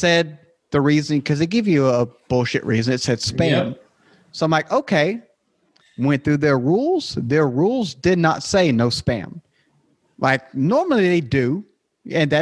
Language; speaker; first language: English; native; English